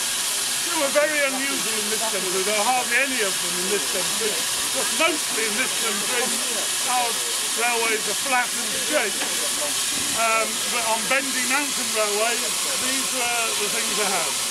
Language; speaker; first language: English; native; English